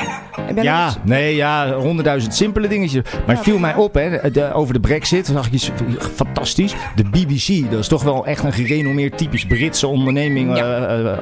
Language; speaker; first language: Dutch; native; Dutch